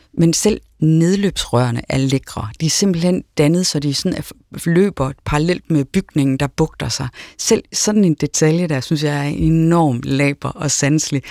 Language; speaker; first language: Danish; native; Danish